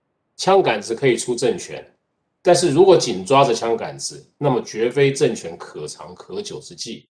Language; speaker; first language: Chinese; native; Chinese